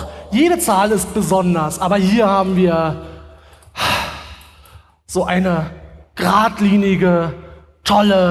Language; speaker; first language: German; native; German